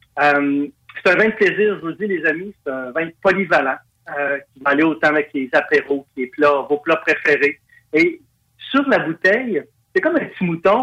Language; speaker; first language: French; native; French